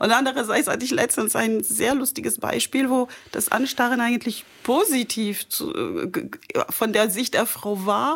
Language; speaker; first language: German; non-native, fluent; French